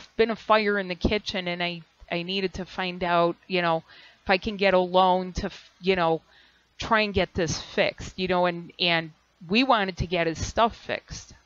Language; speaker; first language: English; native; English